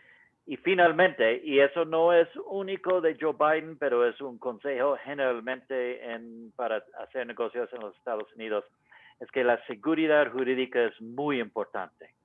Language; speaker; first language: Spanish; non-native, fluent; English